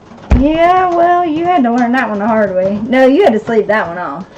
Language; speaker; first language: English; native; English